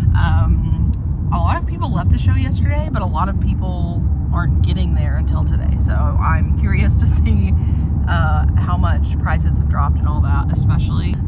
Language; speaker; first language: English; native; English